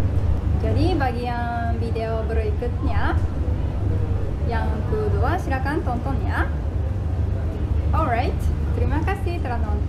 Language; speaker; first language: Indonesian; non-native, fluent; Japanese